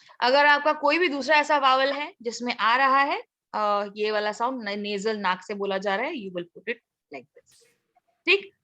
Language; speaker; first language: Hindi; native; Hindi